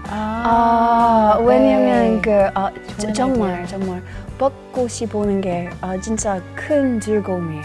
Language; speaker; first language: Korean; non-native, learner; English